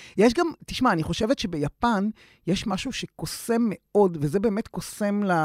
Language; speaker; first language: Hebrew; native; Hebrew